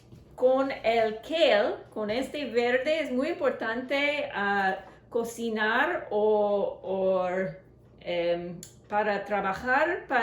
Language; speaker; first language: Spanish; non-native, learner; English